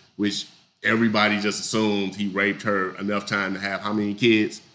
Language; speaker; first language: English; native; English